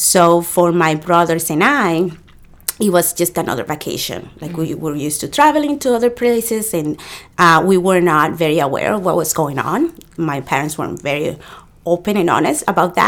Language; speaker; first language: English; non-native, fluent; Spanish